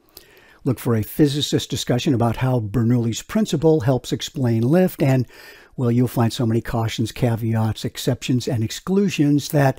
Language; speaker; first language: English; native; English